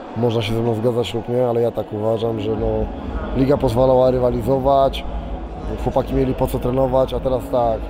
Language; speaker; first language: Polish; native; Polish